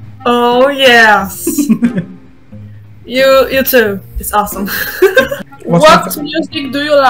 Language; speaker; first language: English; non-native, learner; Polish